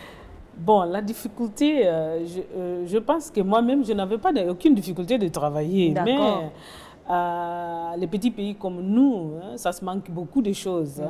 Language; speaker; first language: French; non-native, learner; Portuguese